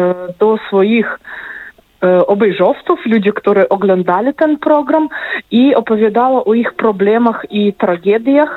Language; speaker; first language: Polish; non-native, fluent; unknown